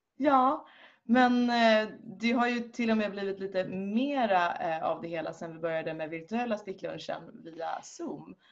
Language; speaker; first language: Swedish; native; Swedish